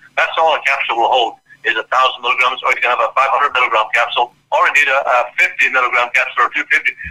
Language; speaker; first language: English; native; English